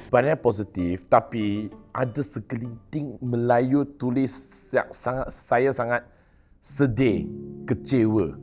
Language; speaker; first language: Malay; non-native, local second language; Chinese